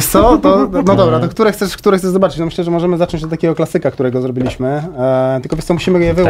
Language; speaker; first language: Polish; native; Polish